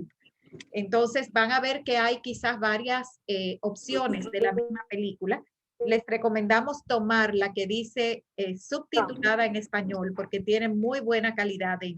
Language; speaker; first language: Spanish; native; Spanish